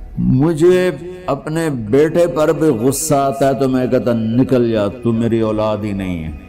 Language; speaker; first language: Urdu; non-native, local second language; Punjabi